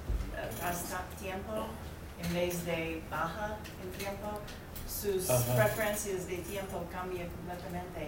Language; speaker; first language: Spanish; non-native, learner; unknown